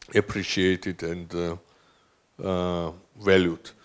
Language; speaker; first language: English; non-native, fluent; Georgian